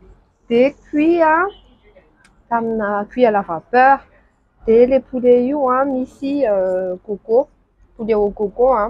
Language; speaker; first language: French; non-native, local second language; Malagasy